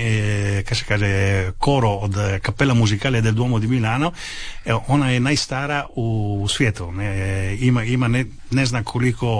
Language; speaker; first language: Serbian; early bilingual, heritage; Italian